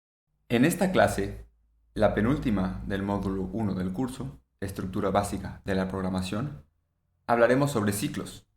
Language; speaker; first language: Spanish; native; Spanish